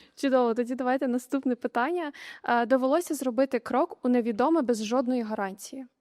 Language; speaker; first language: Ukrainian; native; Ukrainian